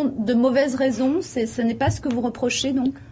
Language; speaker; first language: French; native; French